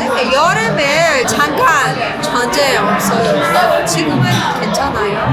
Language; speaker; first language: Korean; non-native, learner; Persian